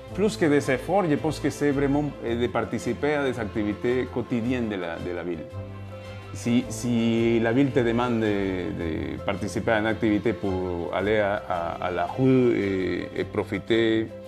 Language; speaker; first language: French; non-native, fluent; Spanish